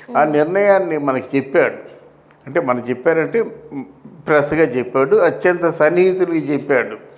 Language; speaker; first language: Telugu; native; Telugu